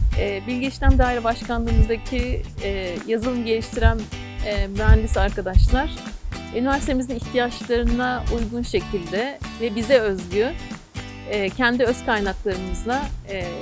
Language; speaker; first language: Turkish; native; Turkish